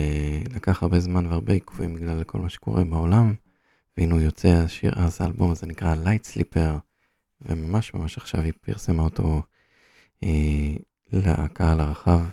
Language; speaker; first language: Hebrew; native; Hebrew